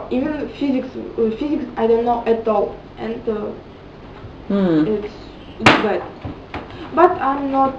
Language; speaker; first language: English; non-native, learner; Russian